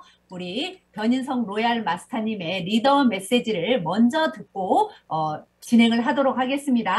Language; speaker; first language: Korean; native; Korean